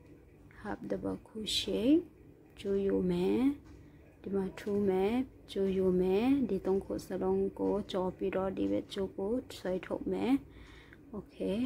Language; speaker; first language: Burmese; non-native, local second language; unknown